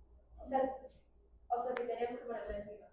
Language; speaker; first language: Spanish; native; Spanish